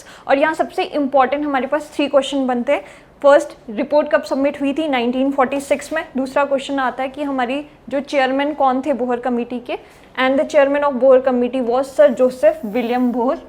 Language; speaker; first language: Hindi; native; Hindi